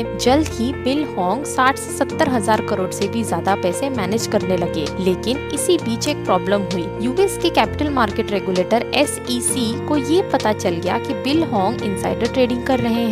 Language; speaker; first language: Hindi; native; Hindi